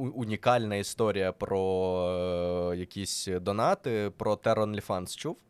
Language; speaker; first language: Ukrainian; non-native, local second language; Russian